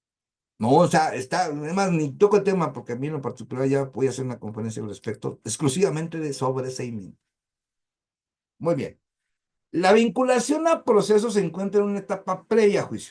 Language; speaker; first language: Spanish; native; Spanish